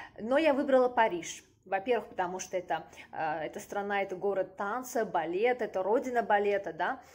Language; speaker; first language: Russian; native; Russian